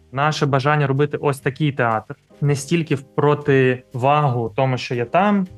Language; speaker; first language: Ukrainian; native; Ukrainian